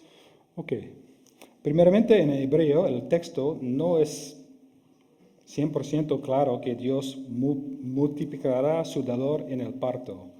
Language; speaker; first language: Spanish; non-native, fluent; English